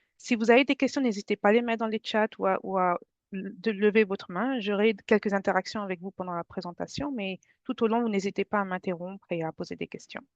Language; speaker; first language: French; native; French